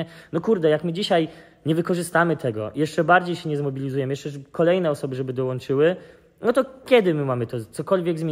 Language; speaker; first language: Polish; native; Polish